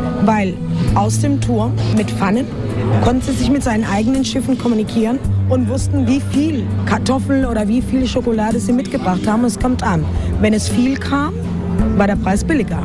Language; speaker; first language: German; non-native, fluent; Spanish